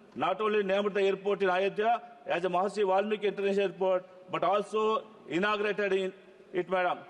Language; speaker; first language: English; non-native, local second language; Telugu